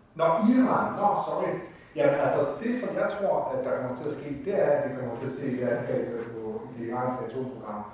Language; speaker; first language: Danish; native; Danish